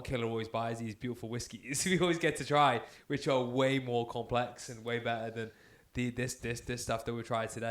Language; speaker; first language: English; native; English